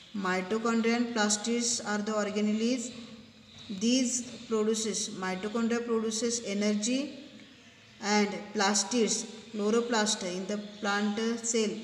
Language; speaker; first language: English; non-native, local second language; Marathi